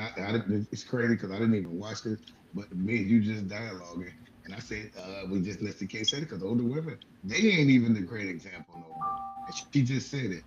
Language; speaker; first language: English; native; English